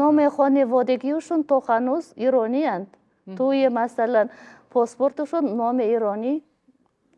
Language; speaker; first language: Persian; non-native, fluent; Kazakh